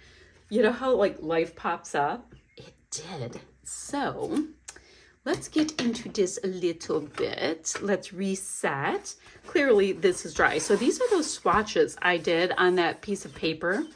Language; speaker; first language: English; native; English